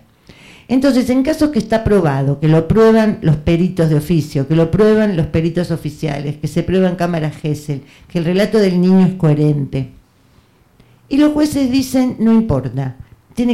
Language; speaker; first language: Spanish; native; Spanish